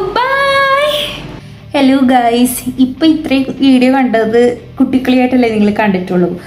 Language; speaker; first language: Malayalam; early bilingual, heritage; Malayalam